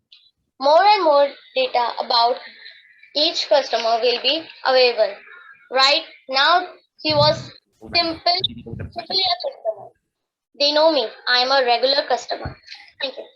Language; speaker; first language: English; non-native, learner; Hindi